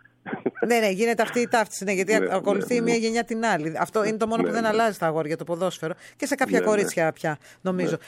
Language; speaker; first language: Greek; native; Greek